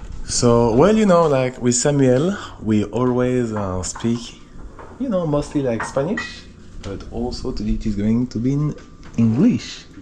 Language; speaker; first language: English; non-native, fluent; Spanish